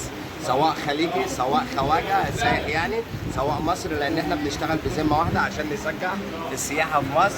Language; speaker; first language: Arabic; native; Arabic